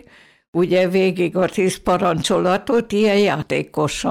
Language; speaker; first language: Hungarian; native; Hungarian